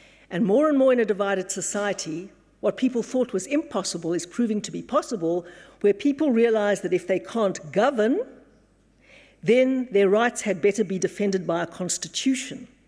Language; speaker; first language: English; native; English